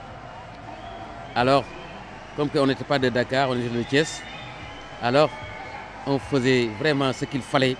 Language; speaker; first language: French; non-native, local second language; Wolof